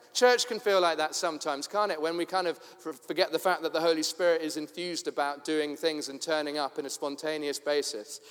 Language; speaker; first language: English; native; English